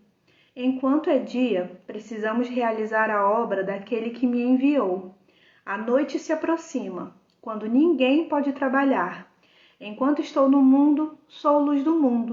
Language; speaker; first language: Portuguese; native; Portuguese